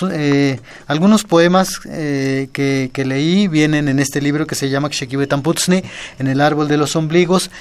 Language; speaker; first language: Spanish; non-native, local second language; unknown